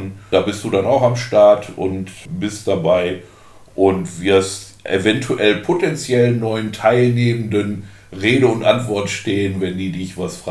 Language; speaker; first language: German; native; German